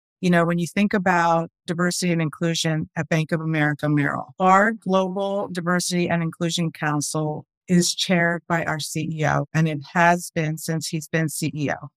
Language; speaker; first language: English; early bilingual, other home language; Spanish